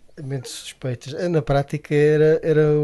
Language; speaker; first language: Portuguese; native; Portuguese